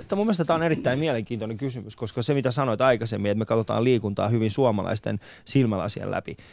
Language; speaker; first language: Finnish; early bilingual, other home language; Persian